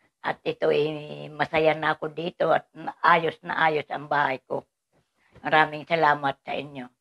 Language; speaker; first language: Filipino; native; Filipino